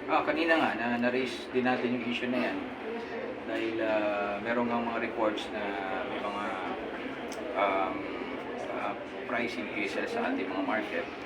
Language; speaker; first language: Filipino; native; Filipino